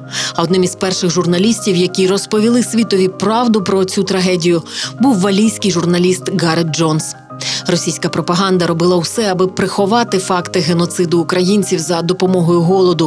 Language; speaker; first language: Ukrainian; native; Ukrainian